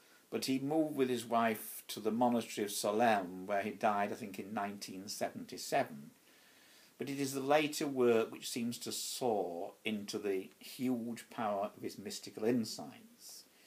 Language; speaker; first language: English; native; English